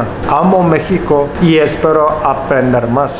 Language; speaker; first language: Spanish; non-native, learner; Turkish